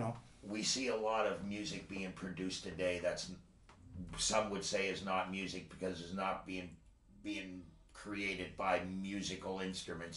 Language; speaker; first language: English; native; English